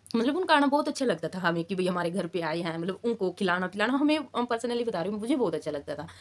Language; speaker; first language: Hindi; native; Hindi